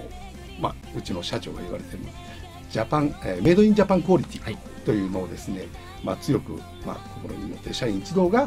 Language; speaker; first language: Japanese; native; Japanese